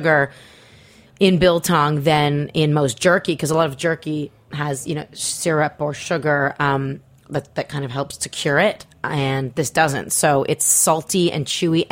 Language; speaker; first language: English; native; English